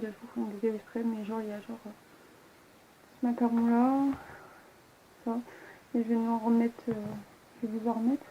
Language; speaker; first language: French; native; French